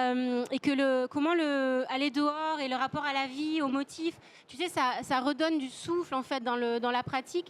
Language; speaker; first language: French; native; French